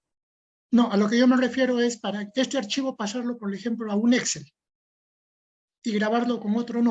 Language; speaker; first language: Spanish; native; Spanish